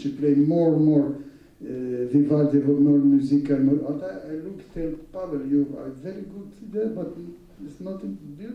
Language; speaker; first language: English; non-native, learner; Russian